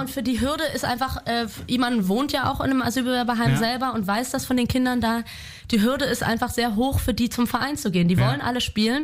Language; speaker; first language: German; native; German